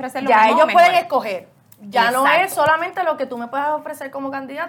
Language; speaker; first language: Spanish; native; Spanish